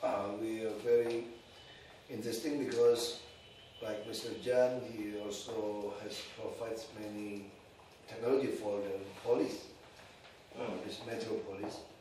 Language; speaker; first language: English; non-native, learner; Indonesian